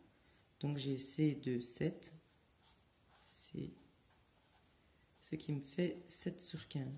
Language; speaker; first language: French; native; French